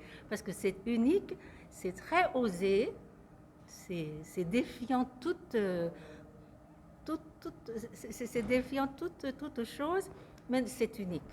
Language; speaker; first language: French; non-native, fluent; Lao